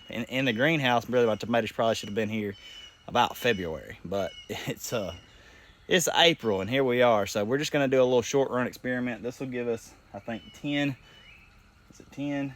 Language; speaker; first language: English; native; English